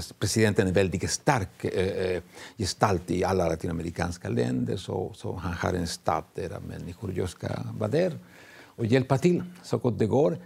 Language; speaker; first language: Swedish; non-native, fluent; Spanish